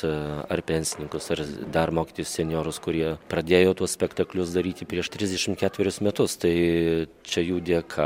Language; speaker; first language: Lithuanian; native; Lithuanian